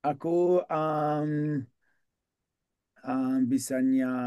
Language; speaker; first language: Indonesian; non-native, learner; English